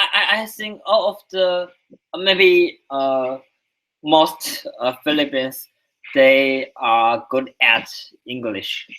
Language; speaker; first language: English; non-native, learner; Chinese